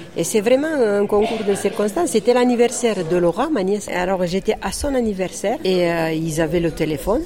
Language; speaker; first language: French; non-native, fluent; Romanian